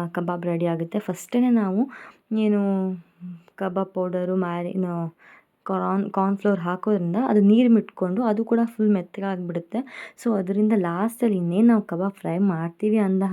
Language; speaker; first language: Kannada; non-native, local second language; Konkani